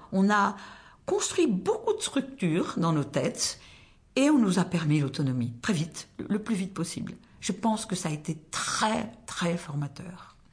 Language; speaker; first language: French; native; French